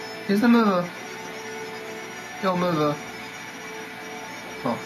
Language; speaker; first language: German; native; German